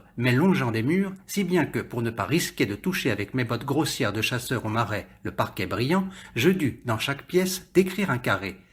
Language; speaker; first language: French; native; French